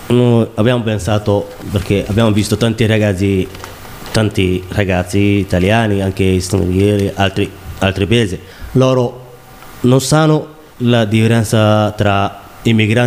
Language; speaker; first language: Italian; non-native, learner; Somali